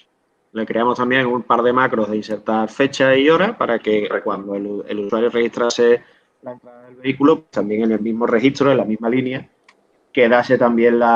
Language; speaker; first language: Spanish; native; Spanish